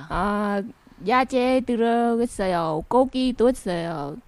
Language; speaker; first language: Korean; non-native, learner; Vietnamese